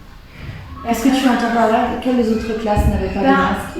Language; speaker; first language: French; native; French